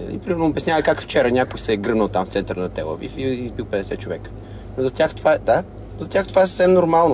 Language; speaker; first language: Bulgarian; early bilingual, heritage; Bulgarian